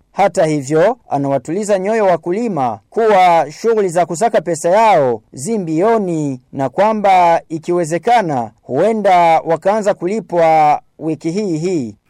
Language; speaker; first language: Swahili; non-native, local second language; Rundi